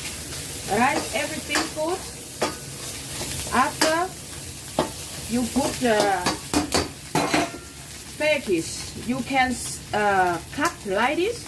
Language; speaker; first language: English; non-native, learner; Thai